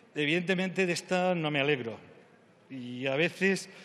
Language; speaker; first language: Spanish; native; Spanish